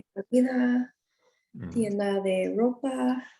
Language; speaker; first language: Spanish; non-native, learner; English